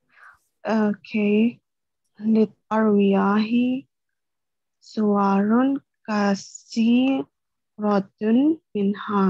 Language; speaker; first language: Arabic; non-native, learner; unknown